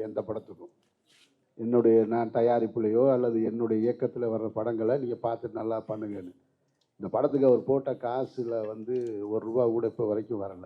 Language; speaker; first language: Tamil; native; Tamil